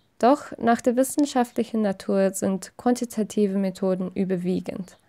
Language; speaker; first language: German; non-native, fluent; English